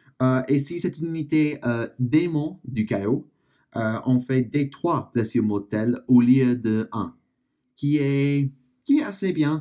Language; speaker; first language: French; non-native, learner; English